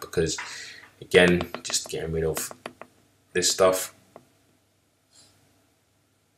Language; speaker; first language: English; native; English